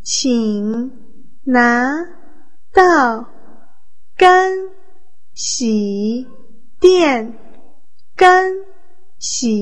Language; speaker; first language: Chinese; non-native, fluent; Vietnamese